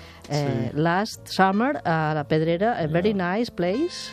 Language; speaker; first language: English; non-native, learner; Catalan